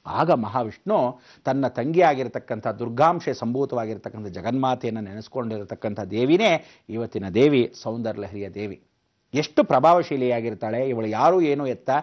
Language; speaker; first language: Kannada; native; Kannada